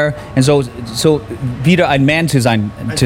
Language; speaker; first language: German; non-native, learner; English